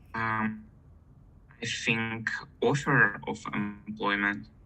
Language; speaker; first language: English; non-native, learner; Russian